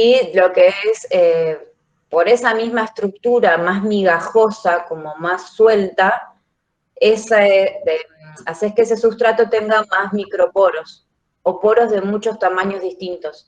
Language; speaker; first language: Spanish; native; Spanish